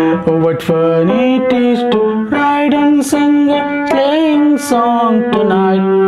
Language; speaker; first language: English; non-native, local second language; Telugu